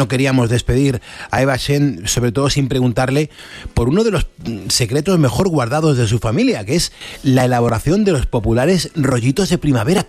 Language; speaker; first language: Spanish; native; Spanish